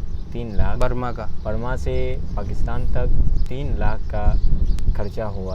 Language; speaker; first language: Hindi; non-native, learner; Burmese